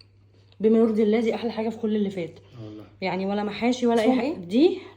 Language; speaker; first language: Arabic; native; Arabic